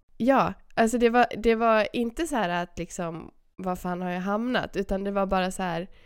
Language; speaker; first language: Swedish; native; Swedish